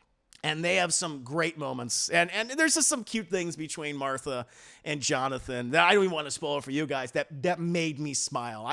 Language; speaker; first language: English; native; English